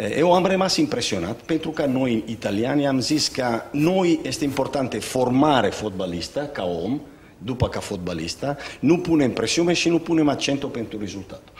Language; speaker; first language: Romanian; non-native, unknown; Italian